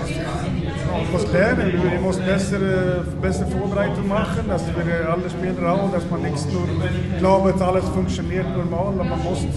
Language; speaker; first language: German; non-native, fluent; Swedish